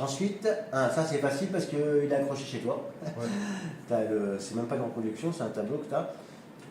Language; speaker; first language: French; native; French